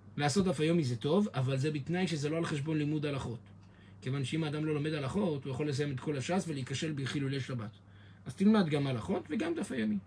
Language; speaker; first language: Hebrew; native; Hebrew